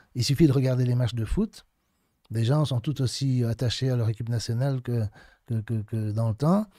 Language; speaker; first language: French; native; French